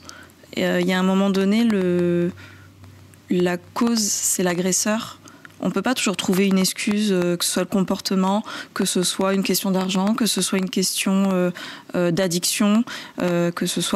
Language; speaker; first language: French; native; French